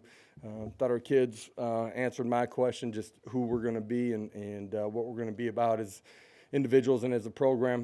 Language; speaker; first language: English; native; English